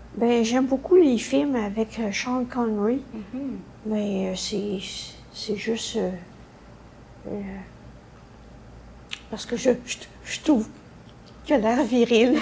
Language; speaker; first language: French; native; French